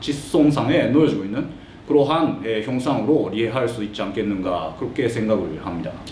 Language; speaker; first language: Korean; early bilingual, heritage; Korean